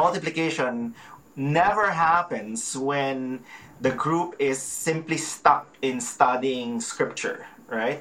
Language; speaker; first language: English; non-native, local second language; Filipino